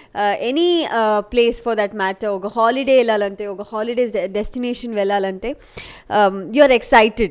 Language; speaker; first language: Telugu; non-native, local second language; Kannada